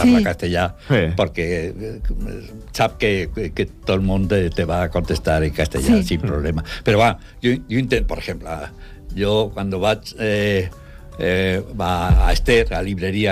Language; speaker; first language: Catalan; non-native, local second language; Spanish